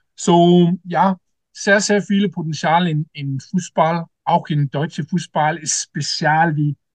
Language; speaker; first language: German; non-native, learner; Danish